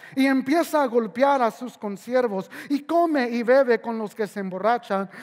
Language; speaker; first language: Spanish; early bilingual, heritage; Spanish